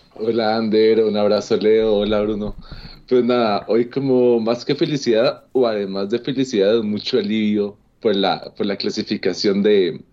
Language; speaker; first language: Spanish; native; Spanish